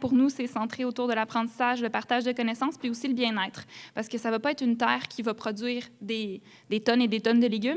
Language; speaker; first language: French; native; French